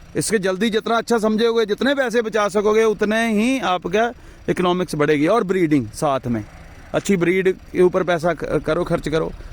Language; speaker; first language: Hindi; non-native, local second language; Punjabi